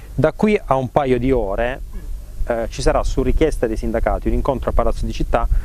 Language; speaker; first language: Italian; native; Italian